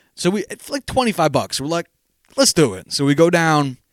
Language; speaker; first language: English; native; English